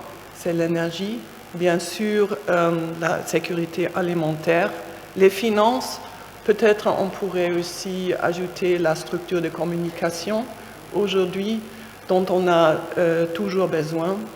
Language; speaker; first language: French; non-native, fluent; German